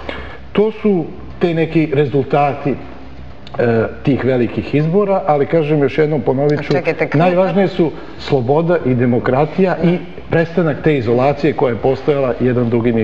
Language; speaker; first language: Serbian; native; Serbian